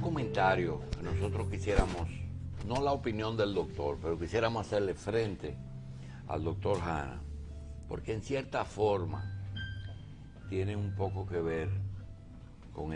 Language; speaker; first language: Spanish; native; Spanish